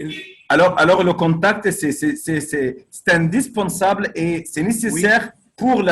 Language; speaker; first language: French; non-native, fluent; Arabic